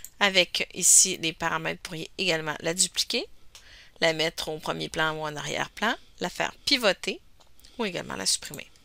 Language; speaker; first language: French; native; French